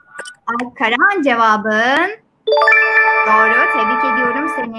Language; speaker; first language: Turkish; native; Turkish